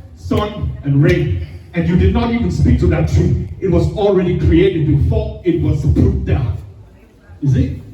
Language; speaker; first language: English; non-native, fluent; Danish